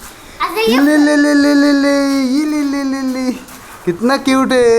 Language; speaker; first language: Hindi; non-native, local second language; Bangla